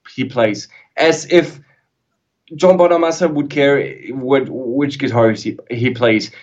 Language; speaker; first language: English; non-native, fluent; German